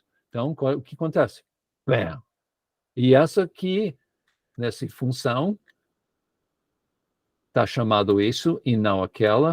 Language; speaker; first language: Portuguese; non-native, fluent; English